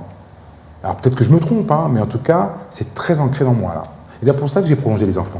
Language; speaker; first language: French; native; French